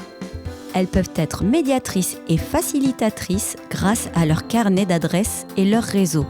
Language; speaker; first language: French; native; French